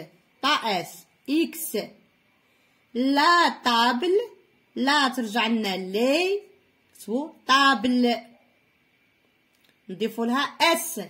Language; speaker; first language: Arabic; native; Arabic